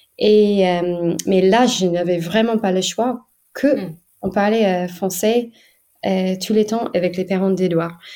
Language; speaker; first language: French; non-native, fluent; English